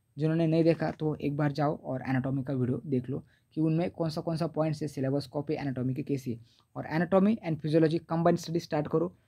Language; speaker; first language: Hindi; non-native, local second language; Marathi